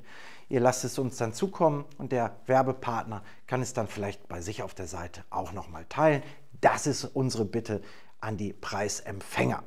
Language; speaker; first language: German; native; German